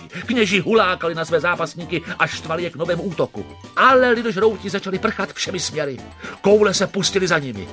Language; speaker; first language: Czech; native; Czech